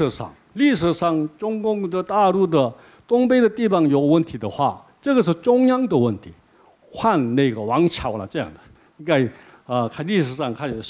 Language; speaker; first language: Chinese; non-native, learner; Korean